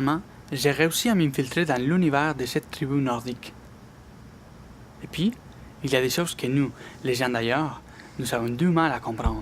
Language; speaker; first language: French; non-native, fluent; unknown